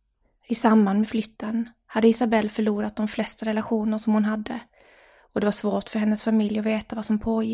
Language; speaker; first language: Swedish; native; Swedish